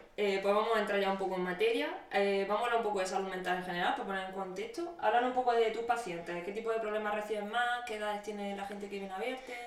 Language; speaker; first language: Spanish; native; Spanish